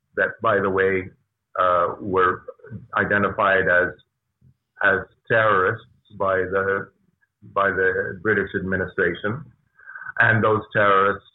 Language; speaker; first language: English; native; English